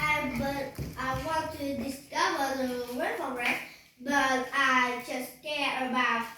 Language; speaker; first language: English; non-native, learner; Vietnamese